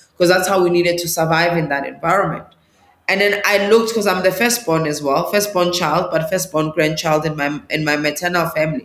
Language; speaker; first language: English; non-native, local second language; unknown